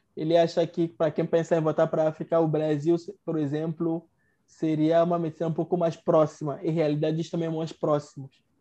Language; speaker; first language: Portuguese; non-native, fluent; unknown